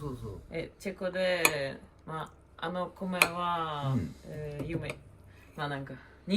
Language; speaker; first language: Japanese; non-native, learner; Czech